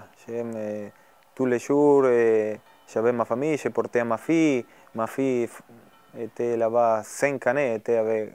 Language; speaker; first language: French; non-native, learner; Spanish